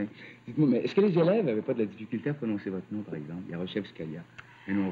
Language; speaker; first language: French; native; French